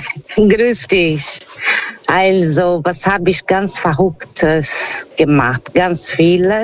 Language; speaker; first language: German; non-native, fluent; Portuguese